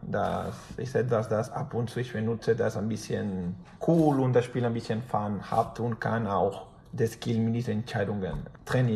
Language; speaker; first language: German; non-native, fluent; Spanish